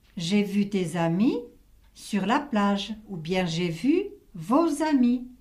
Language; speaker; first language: French; native; French